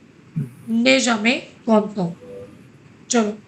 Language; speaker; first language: French; non-native, fluent; Hindi